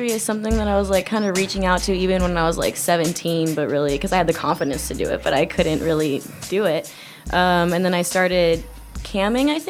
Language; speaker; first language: English; native; English